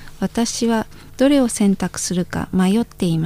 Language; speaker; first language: Japanese; non-native, learner; Indonesian